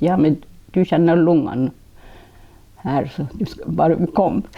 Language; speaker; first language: Norwegian; non-native, local second language; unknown